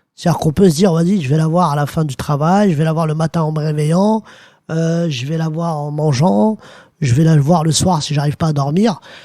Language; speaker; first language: French; early bilingual, other home language; Arabic